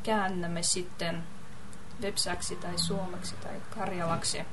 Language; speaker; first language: Finnish; non-native, learner; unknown